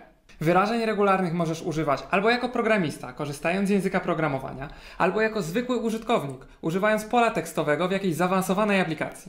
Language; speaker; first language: Polish; native; Polish